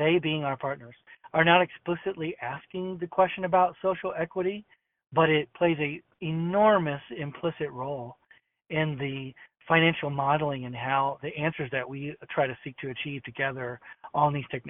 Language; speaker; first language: English; native; English